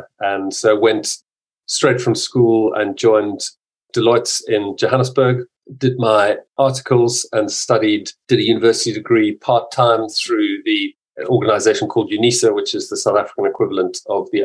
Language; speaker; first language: English; native; English